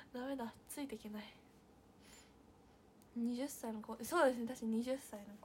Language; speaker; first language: Japanese; native; Japanese